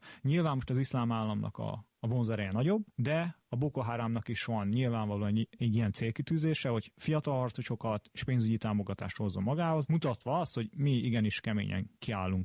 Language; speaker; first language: Hungarian; native; Hungarian